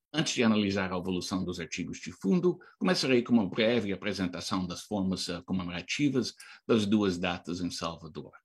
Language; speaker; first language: Portuguese; non-native, fluent; English